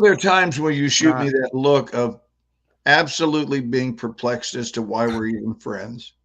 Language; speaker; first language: English; native; English